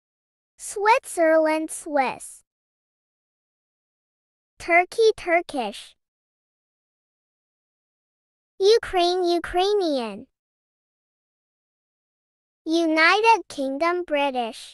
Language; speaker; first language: English; non-native, fluent; Turkish